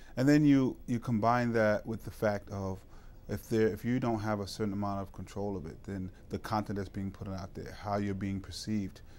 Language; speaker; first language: English; native; English